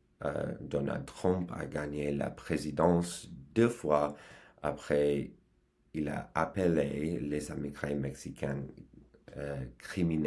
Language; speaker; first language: French; non-native, learner; English